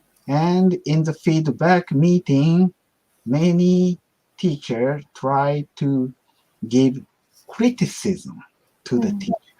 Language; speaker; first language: English; non-native, learner; Japanese